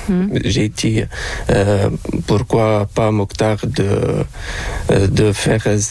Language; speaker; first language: French; non-native, local second language; Arabic